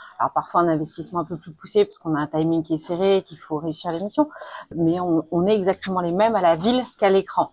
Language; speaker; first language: French; early bilingual, other home language; Spanish